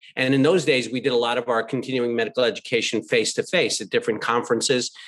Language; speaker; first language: English; native; English